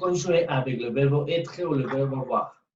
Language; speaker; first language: French; non-native, fluent; Spanish